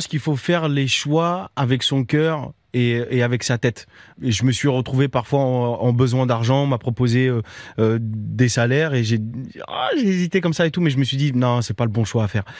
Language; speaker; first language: French; native; French